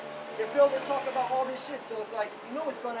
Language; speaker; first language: English; native; English